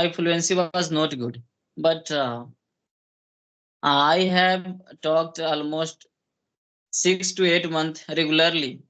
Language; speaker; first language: English; non-native, local second language; Hindi